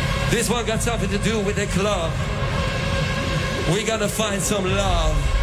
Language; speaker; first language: English; non-native, fluent; Dutch